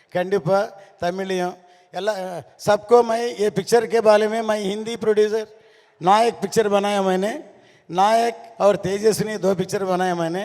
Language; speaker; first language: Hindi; non-native, local second language; Tamil